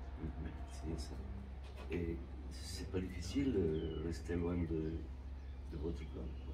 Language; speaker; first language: French; non-native, fluent; Romanian